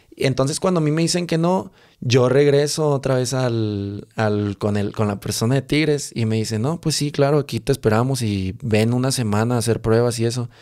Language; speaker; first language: Spanish; native; Spanish